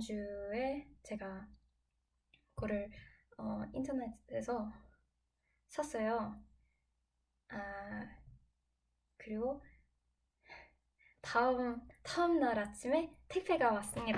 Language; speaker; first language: Korean; non-native, learner; English